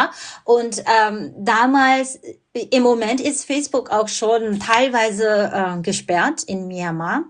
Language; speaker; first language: German; non-native, fluent; Burmese